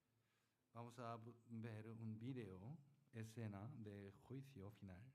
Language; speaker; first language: Spanish; non-native, learner; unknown